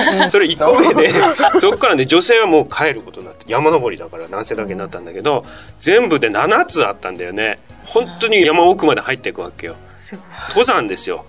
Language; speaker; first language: Japanese; native; Japanese